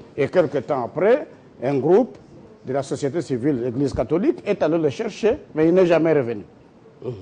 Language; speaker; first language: French; non-native, local second language; Lingala